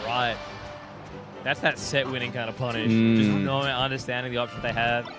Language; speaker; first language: English; native; English